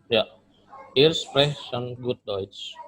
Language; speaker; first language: German; non-native, fluent; Indonesian